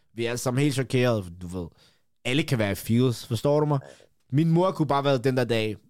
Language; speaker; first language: Danish; early bilingual, other home language; Kurdish